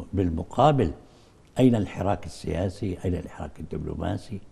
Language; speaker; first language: Arabic; native; Arabic